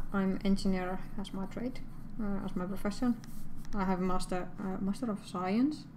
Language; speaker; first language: English; non-native, fluent; Finnish